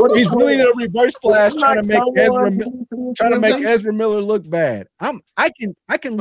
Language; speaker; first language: English; native; English